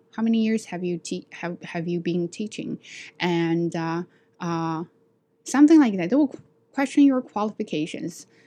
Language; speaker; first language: English; non-native, fluent; Chinese